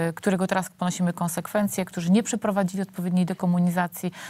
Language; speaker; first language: Polish; native; Polish